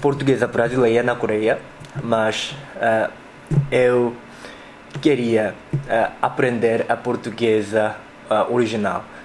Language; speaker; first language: Portuguese; non-native, learner; Korean